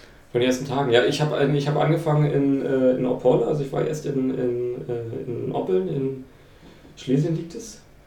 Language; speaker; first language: German; native; German